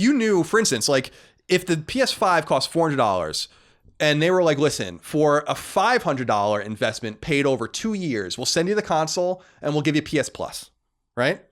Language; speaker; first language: English; native; English